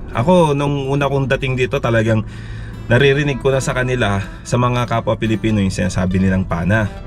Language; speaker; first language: Filipino; native; Filipino